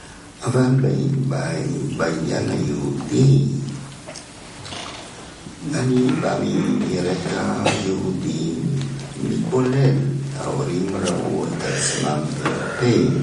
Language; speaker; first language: Hebrew; non-native, fluent; German